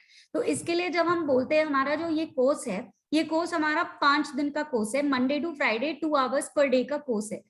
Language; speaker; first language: Hindi; native; Hindi